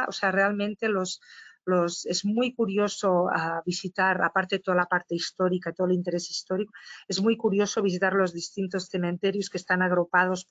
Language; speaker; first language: Spanish; non-native, fluent; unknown